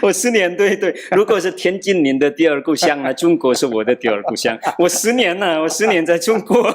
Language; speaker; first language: Chinese; non-native, fluent; Madurese